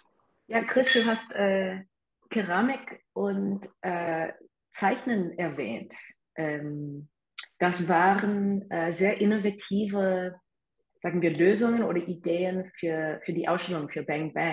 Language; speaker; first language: German; non-native, fluent; English